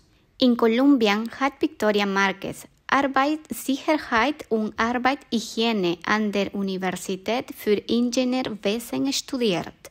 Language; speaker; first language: German; non-native, fluent; Spanish